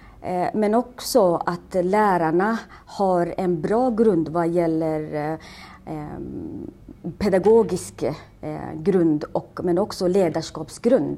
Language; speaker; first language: Swedish; non-native, fluent; Somali